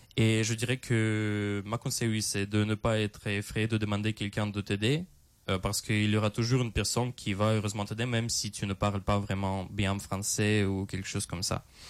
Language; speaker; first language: French; non-native, fluent; Russian